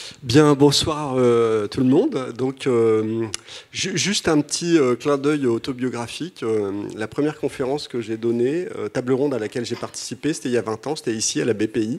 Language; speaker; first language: French; native; French